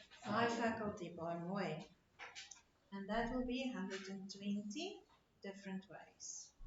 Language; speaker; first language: English; non-native, local second language; Afrikaans